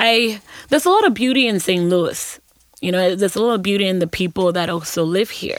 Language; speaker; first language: English; non-native, local second language; Akan